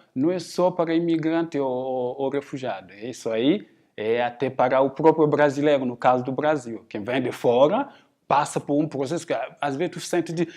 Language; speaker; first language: Portuguese; non-native, fluent; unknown